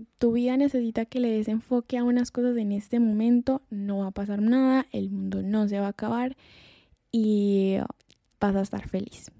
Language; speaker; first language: Spanish; native; Spanish